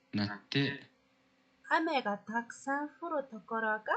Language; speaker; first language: Japanese; non-native, fluent; Mongolian